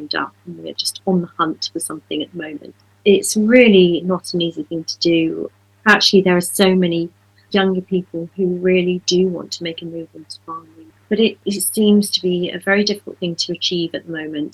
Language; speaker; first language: English; native; English